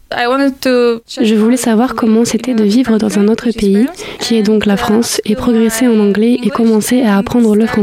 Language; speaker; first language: French; non-native, fluent; Polish